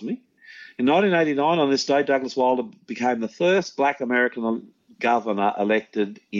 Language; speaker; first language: English; native; English